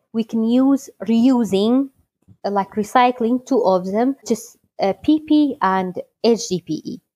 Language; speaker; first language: English; non-native, learner; Kurdish